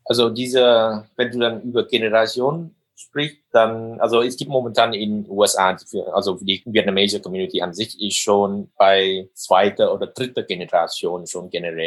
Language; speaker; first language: German; non-native, fluent; Vietnamese